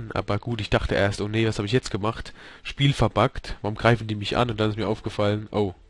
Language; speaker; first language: German; native; German